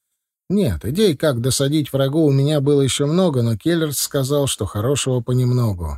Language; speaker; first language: Russian; native; Russian